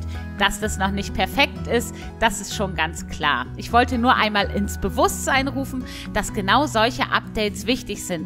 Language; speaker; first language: German; native; German